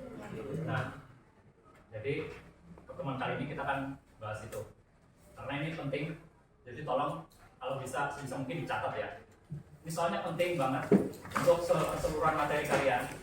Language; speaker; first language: Indonesian; native; Indonesian